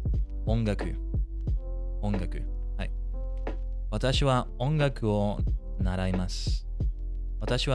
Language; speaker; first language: Japanese; non-native, learner; English